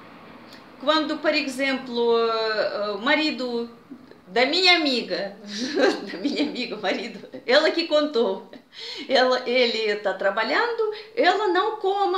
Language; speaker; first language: Portuguese; non-native, fluent; Russian